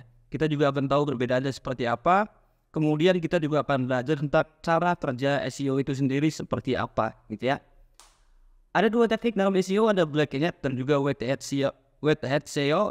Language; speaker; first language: Indonesian; native; Indonesian